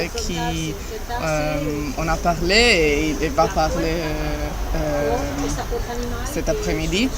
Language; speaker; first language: French; non-native, learner; Italian